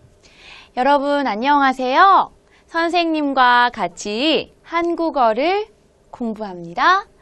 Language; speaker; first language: Korean; non-native, fluent; Hmong